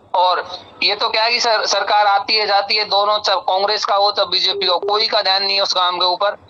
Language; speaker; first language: Hindi; native; Hindi